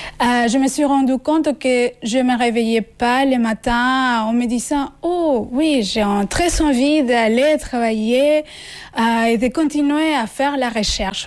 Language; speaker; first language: French; non-native, fluent; Spanish